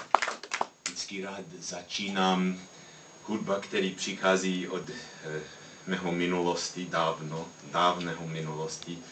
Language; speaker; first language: Czech; non-native, learner; English